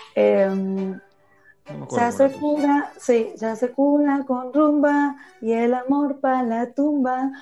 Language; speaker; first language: Spanish; native; Spanish